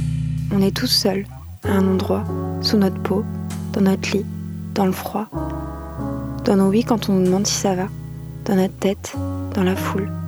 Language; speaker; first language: French; native; French